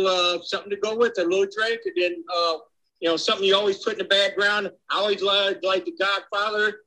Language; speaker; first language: English; native; English